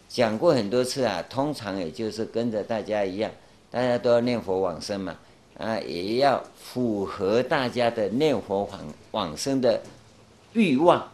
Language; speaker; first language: Chinese; non-native, local second language; Min Nan Chinese